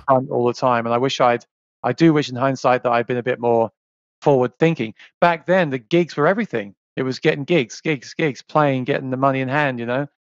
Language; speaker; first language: English; native; English